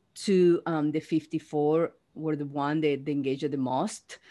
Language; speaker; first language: English; non-native, fluent; Spanish